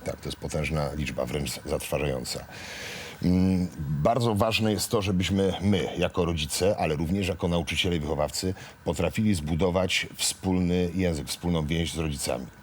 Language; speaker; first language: Polish; native; Polish